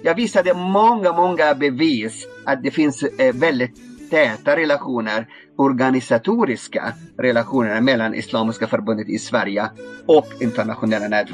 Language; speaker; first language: Swedish; non-native, fluent; Arabic